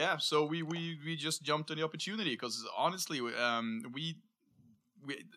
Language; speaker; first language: English; non-native, fluent; Norwegian